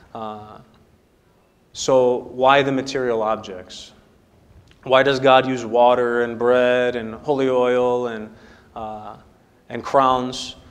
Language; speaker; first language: English; native; English